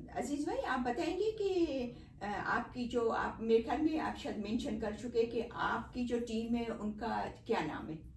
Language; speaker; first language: Urdu; native; Urdu